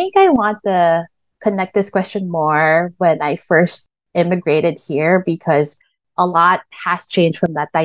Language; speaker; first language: English; non-native, local second language; Filipino